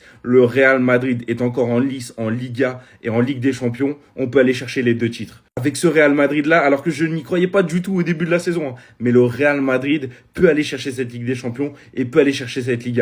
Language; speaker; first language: French; native; French